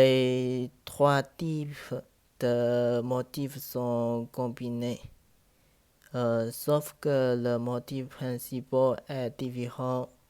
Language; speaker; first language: French; non-native, learner; Chinese